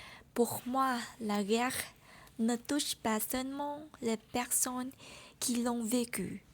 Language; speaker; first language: French; non-native, learner; Vietnamese